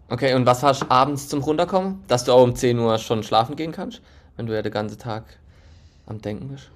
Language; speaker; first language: German; native; German